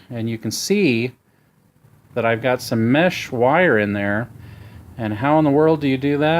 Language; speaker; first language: English; native; English